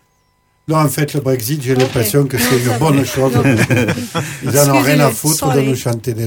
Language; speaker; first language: French; native; French